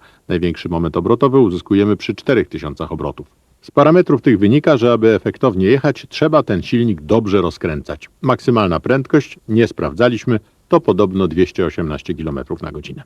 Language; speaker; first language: Polish; native; Polish